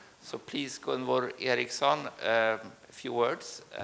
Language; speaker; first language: English; non-native, fluent; Swedish